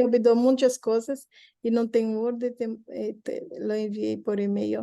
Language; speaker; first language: Spanish; non-native, learner; Portuguese